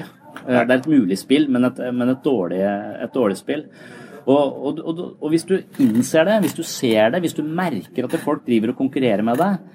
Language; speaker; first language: Norwegian; native; Norwegian